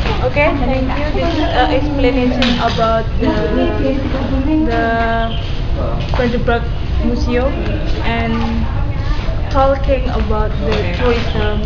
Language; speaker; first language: English; non-native, learner; Indonesian